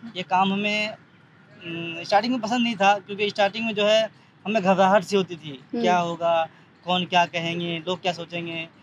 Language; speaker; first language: Hindi; native; Hindi